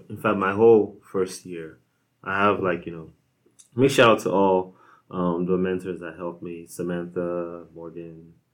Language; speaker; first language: English; non-native, local second language; Igbo